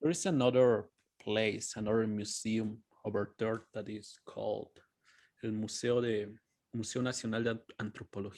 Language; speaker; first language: English; non-native, fluent; Spanish